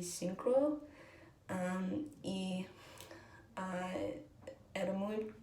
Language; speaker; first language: Spanish; non-native, learner; English